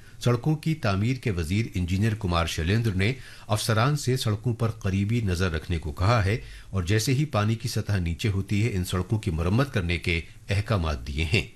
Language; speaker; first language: Urdu; native; Urdu